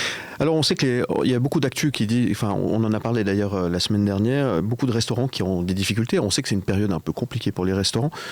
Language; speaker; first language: French; native; French